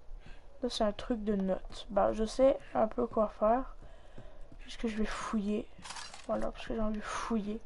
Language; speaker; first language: French; native; French